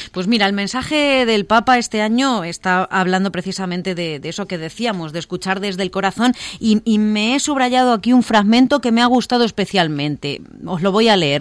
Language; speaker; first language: Spanish; native; Spanish